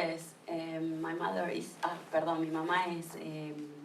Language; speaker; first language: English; non-native, learner; Spanish